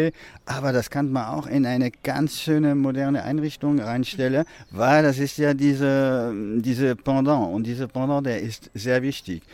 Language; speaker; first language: German; non-native, fluent; French